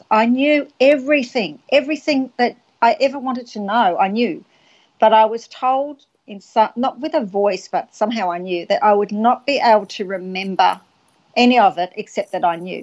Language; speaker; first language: English; native; English